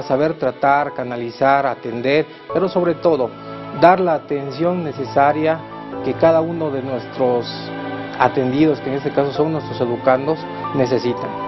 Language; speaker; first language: Spanish; native; Spanish